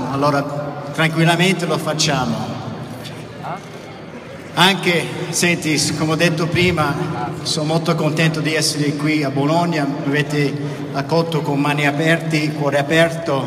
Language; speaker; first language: Italian; early bilingual, heritage; Italian